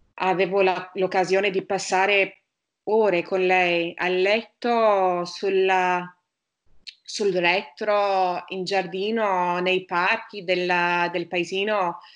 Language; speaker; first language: Italian; non-native, fluent; English